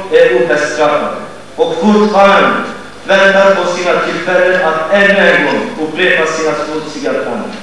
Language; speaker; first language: Swedish; non-native, fluent; Kurdish